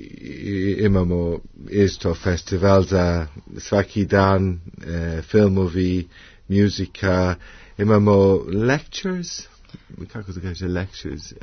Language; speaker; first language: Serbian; non-native, learner; English